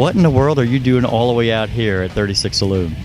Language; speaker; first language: English; native; English